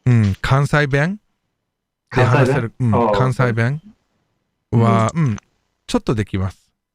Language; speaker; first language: Japanese; non-native, fluent; English